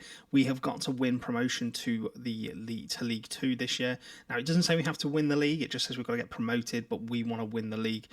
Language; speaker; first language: English; native; English